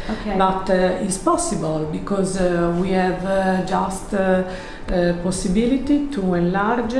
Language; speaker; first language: English; non-native, learner; Italian